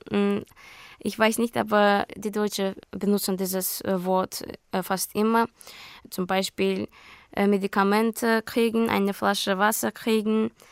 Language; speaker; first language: German; non-native, learner; Azerbaijani